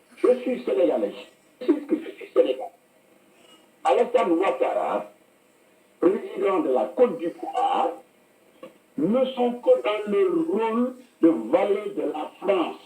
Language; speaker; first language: French; non-native, local second language; Wolof